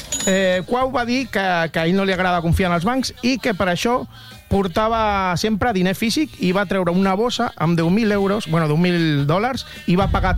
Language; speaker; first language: Catalan; native; Catalan